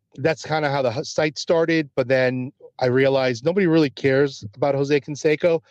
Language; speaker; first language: English; early bilingual, other home language; Spanish